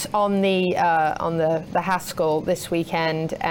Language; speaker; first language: English; native; English